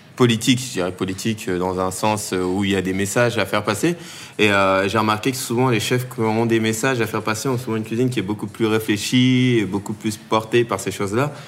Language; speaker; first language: French; native; French